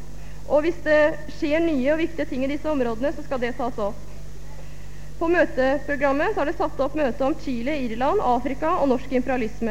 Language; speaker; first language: Norwegian; native; Norwegian